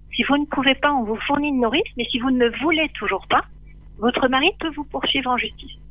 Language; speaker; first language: French; native; French